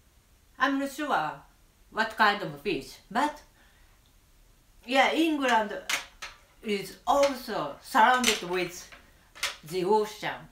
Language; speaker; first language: English; non-native, learner; Japanese